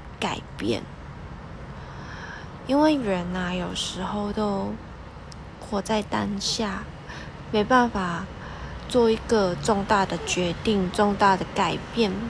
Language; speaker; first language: Chinese; non-native, local second language; Cantonese